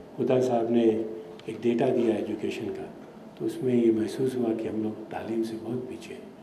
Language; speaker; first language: Urdu; native; Urdu